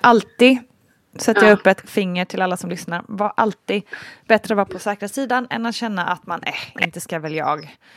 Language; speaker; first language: Swedish; native; Swedish